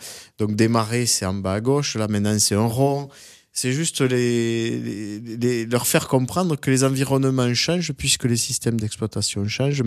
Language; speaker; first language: French; native; French